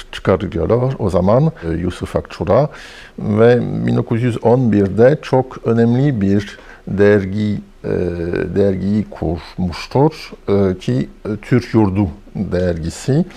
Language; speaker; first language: Turkish; non-native, fluent; French